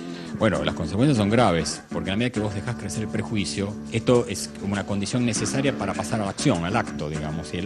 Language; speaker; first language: Spanish; native; Spanish